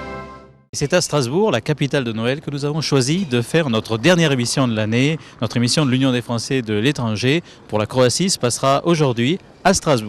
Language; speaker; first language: French; native; French